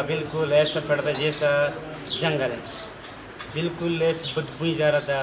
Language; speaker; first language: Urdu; non-native, local second language; Pashto